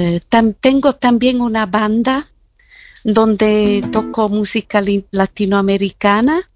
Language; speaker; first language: Spanish; non-native, fluent; Italian